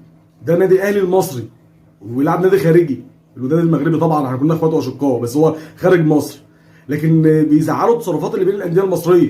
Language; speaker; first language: Arabic; native; Arabic